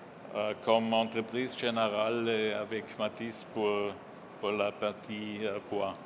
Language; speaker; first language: French; non-native, learner; German